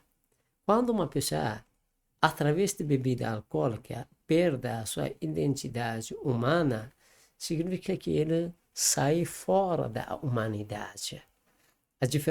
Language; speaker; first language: Portuguese; non-native, learner; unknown